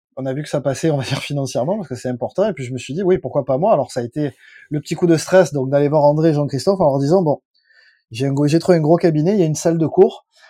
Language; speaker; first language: French; native; French